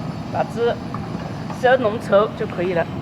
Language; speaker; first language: Chinese; native; Chinese